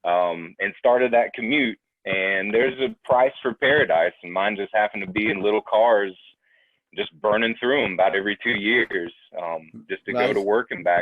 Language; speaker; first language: English; native; English